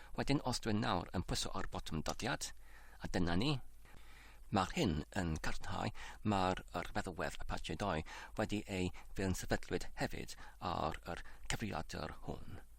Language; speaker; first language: Welsh; non-native, learner; English